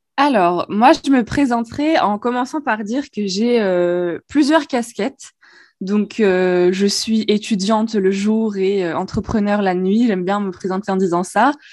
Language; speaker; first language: French; non-native, local second language; Arabic